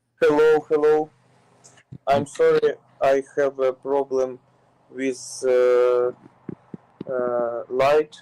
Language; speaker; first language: English; non-native, learner; Ukrainian